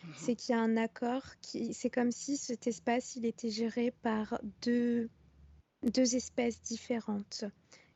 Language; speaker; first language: French; native; French